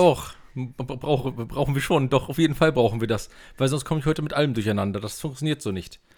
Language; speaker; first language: German; native; German